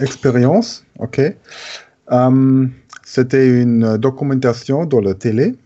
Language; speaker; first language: French; non-native, learner; German